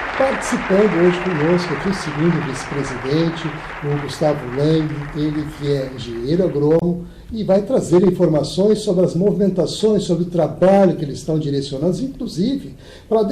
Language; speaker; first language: Portuguese; native; Portuguese